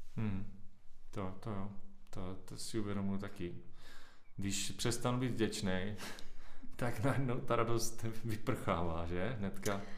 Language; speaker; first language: Czech; native; Czech